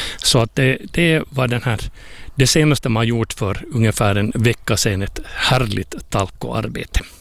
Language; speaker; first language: Swedish; native; Swedish